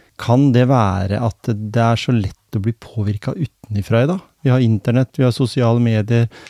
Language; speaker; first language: Norwegian; native; Norwegian